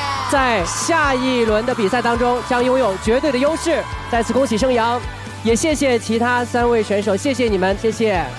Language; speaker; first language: Chinese; native; Chinese